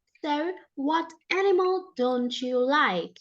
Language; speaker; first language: English; non-native, fluent; Vietnamese